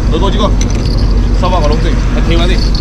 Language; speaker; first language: Chinese; native; Chinese